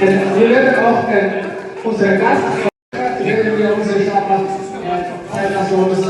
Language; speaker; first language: German; non-native, learner; Somali